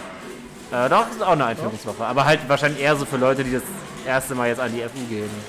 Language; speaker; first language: German; native; German